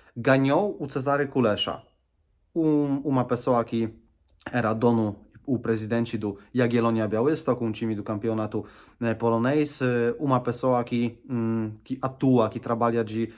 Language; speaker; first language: Portuguese; non-native, fluent; Polish